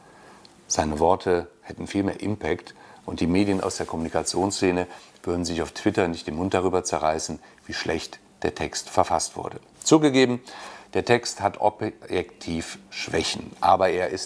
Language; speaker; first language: German; native; German